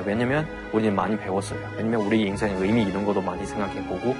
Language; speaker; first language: Korean; non-native, fluent; Chinese